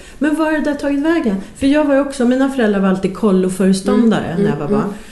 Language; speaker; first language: Swedish; native; Swedish